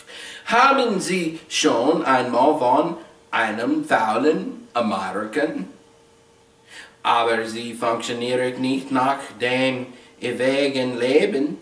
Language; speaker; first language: German; non-native, learner; English